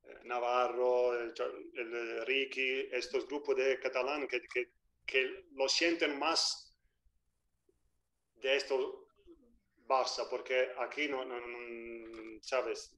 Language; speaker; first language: Spanish; non-native, fluent; Italian